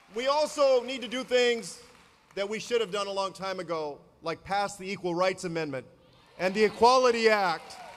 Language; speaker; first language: English; native; English